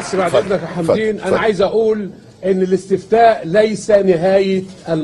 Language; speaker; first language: Arabic; native; Arabic